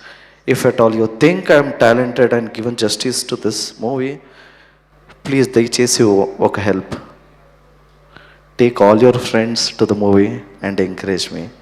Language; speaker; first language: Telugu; non-native, learner; Kannada